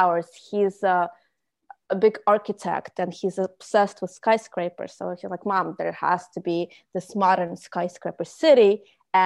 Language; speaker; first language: English; non-native, fluent; Russian